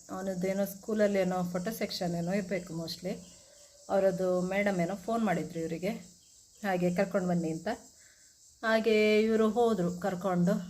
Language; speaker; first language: Kannada; non-native, local second language; Tulu